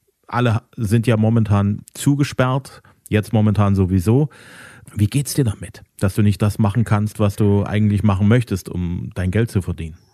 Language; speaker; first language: German; native; German